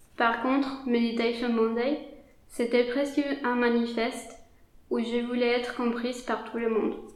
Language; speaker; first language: French; non-native, fluent; Spanish